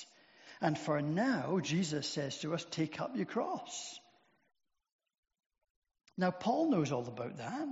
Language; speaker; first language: English; native; English